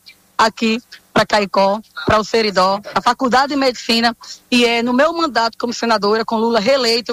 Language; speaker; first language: Portuguese; native; Portuguese